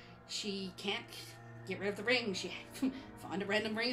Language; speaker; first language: English; native; English